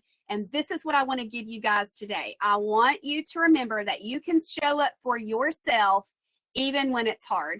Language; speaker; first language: English; native; English